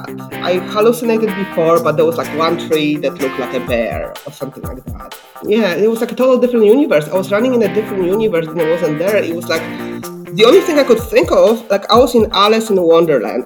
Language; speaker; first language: English; non-native, fluent; Polish